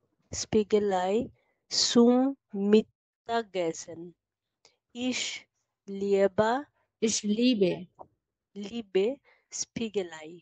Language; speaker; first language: German; non-native, learner; Bangla